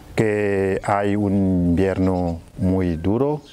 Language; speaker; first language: Spanish; non-native, fluent; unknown